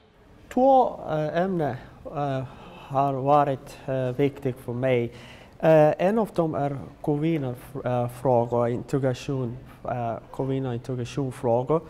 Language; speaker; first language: Swedish; non-native, learner; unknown